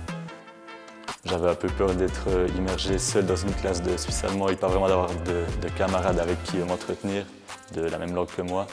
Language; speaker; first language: French; native; French